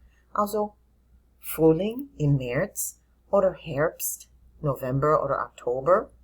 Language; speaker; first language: German; non-native, fluent; English